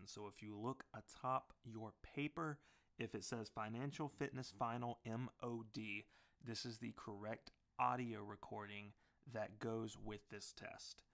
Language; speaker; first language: English; native; English